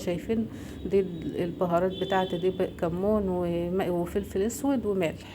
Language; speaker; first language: Arabic; native; Arabic